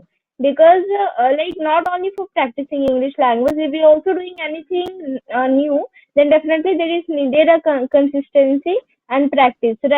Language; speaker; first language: English; non-native, learner; Hindi